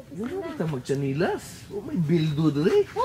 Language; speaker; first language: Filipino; native; Filipino